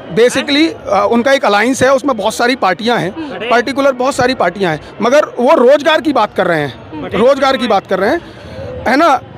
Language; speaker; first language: Hindi; native; Hindi